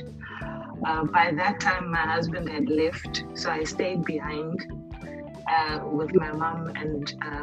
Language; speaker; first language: English; native; English